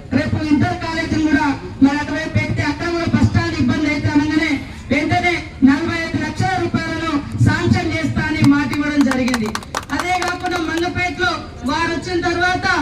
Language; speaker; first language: Telugu; native; Telugu